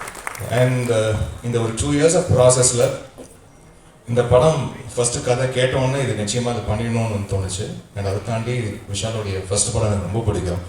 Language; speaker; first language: Tamil; native; Tamil